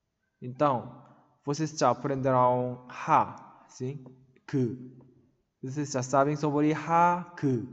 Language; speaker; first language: Portuguese; non-native, learner; Korean